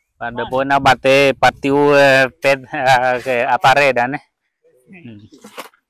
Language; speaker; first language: Portuguese; non-native, local second language; Vietnamese